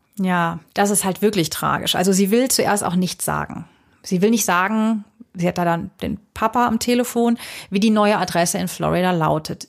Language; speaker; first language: German; native; German